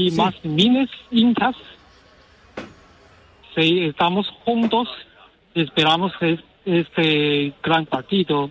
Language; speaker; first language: Spanish; non-native, learner; Chinese